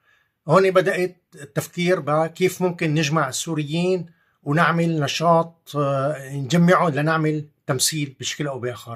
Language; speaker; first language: Arabic; native; Arabic